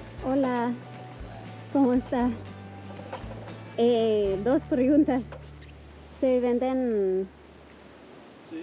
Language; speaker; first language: Spanish; non-native, learner; English